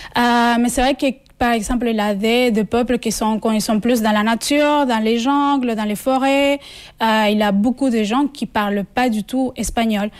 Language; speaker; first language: French; non-native, fluent; Spanish